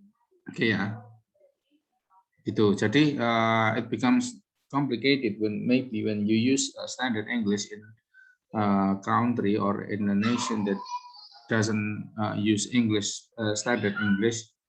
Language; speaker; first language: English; non-native, fluent; Indonesian